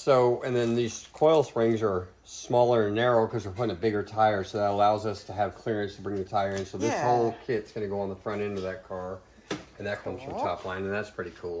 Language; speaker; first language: English; native; English